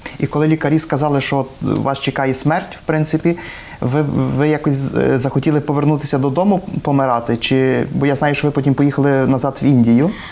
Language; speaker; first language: Ukrainian; native; Ukrainian